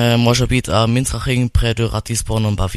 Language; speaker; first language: French; non-native, learner; German